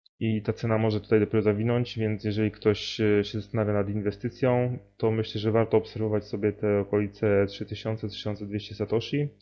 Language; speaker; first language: Polish; native; Polish